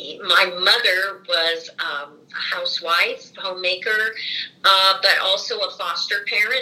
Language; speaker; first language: English; native; English